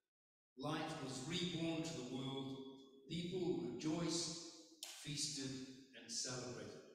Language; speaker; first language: English; native; English